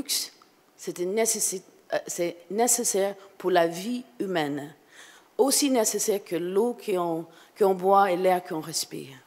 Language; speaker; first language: French; non-native, fluent; English